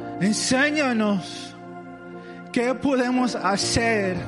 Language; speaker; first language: Spanish; early bilingual, heritage; English